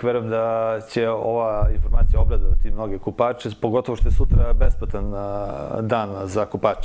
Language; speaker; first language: Serbian; native; Serbian